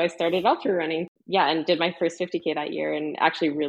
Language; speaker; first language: English; native; English